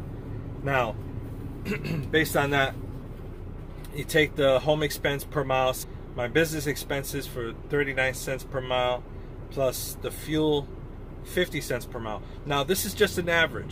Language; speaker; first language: English; native; English